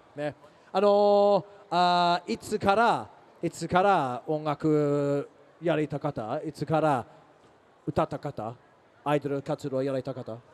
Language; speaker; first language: Japanese; non-native, learner; English